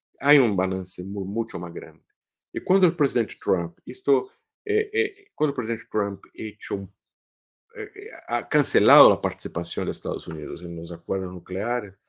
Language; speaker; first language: Spanish; non-native, fluent; Portuguese